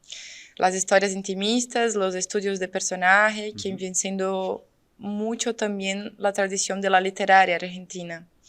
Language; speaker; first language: Spanish; non-native, fluent; Portuguese